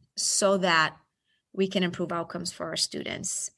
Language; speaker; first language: English; early bilingual, other home language; Spanish